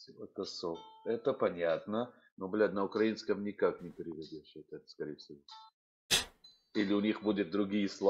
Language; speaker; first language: Russian; non-native, fluent; Arabic